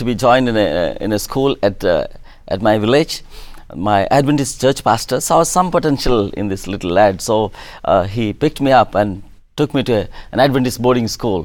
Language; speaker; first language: English; non-native, local second language; Telugu